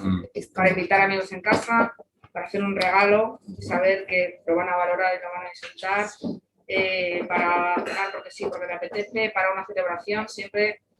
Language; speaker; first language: Spanish; native; Spanish